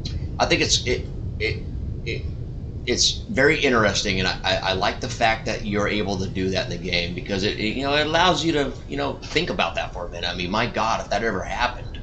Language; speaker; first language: English; native; English